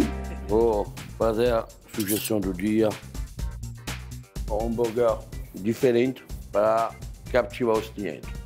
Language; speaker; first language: Portuguese; non-native, fluent; French